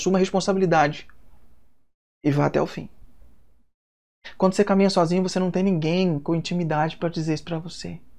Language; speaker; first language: Portuguese; native; Portuguese